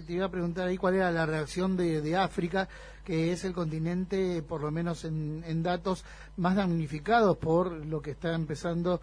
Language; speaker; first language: Spanish; native; Spanish